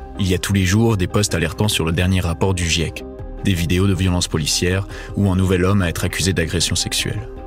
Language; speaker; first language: French; non-native, fluent; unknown